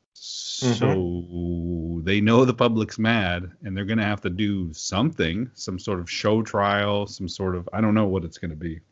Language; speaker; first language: English; native; English